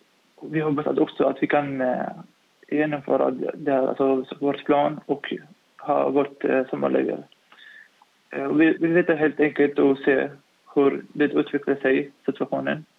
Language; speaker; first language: Swedish; non-native, fluent; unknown